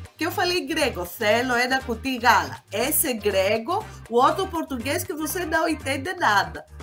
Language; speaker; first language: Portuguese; non-native, fluent; Greek